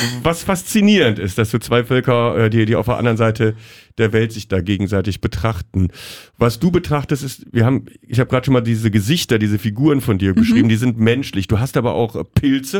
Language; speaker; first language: German; native; German